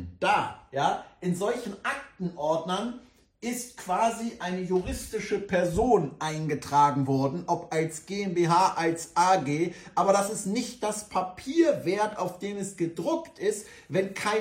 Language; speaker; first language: German; native; German